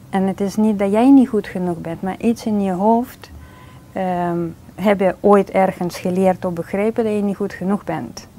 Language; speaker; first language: Dutch; non-native, fluent; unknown